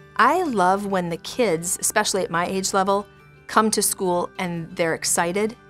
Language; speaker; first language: English; native; English